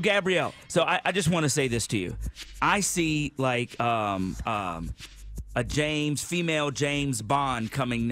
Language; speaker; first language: English; native; English